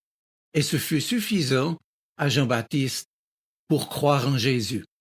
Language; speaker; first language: French; native; French